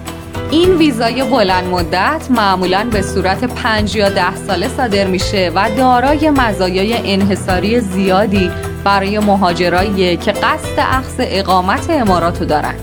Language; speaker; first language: Persian; native; Persian